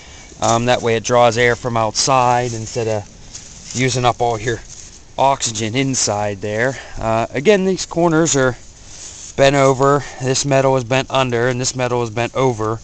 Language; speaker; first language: English; native; English